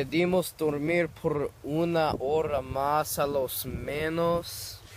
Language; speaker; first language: Spanish; non-native, learner; English